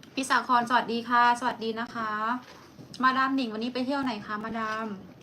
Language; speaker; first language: Thai; native; Thai